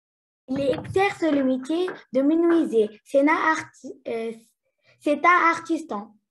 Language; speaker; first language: French; non-native, learner; Arabic